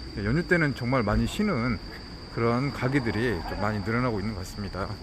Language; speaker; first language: Korean; native; Korean